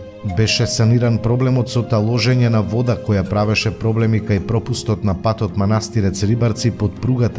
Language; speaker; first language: Macedonian; native; Macedonian